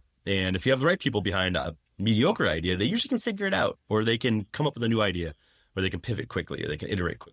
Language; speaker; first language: English; native; English